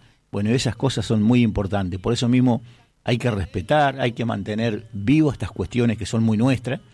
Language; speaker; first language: Spanish; native; Spanish